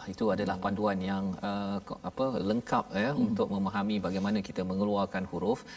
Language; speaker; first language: Malay; native; Malay